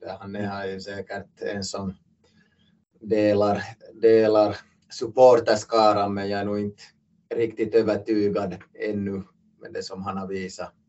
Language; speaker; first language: Swedish; native; Swedish